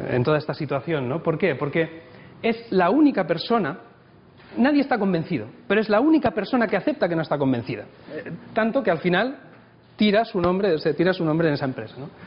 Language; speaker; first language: Spanish; non-native, local second language; Catalan